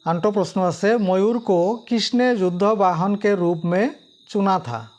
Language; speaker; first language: Hindi; non-native, local second language; Assamese